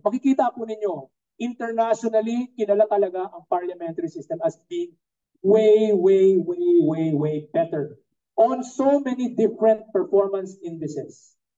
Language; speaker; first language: English; non-native, local second language; Cebuano